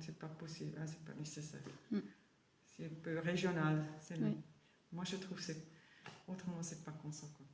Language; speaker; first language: French; non-native, learner; German